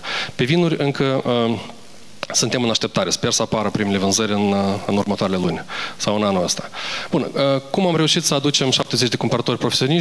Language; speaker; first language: Romanian; native; Romanian